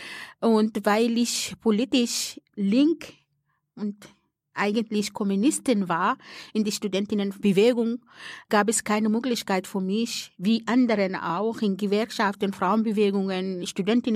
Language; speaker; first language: German; non-native, fluent; Arabic